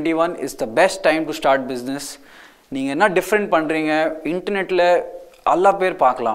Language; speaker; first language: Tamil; non-native, local second language; Hindi